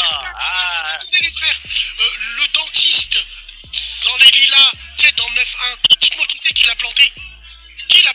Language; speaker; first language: French; early bilingual, other home language; Arabic